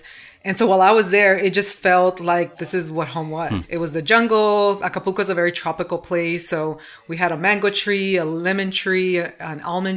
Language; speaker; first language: English; early bilingual, other home language; Spanish